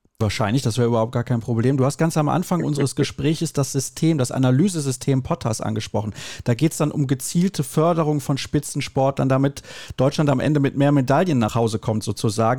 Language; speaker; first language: German; native; German